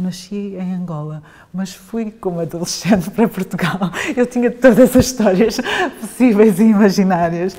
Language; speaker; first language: Portuguese; native; Portuguese